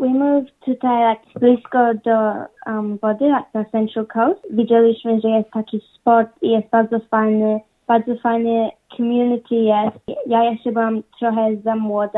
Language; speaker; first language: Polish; early bilingual, heritage; English